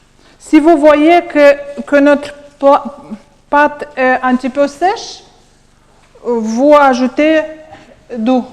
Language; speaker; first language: French; non-native, learner; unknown